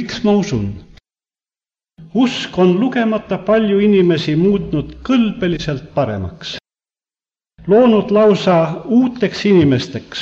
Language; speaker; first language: Estonian; native; Estonian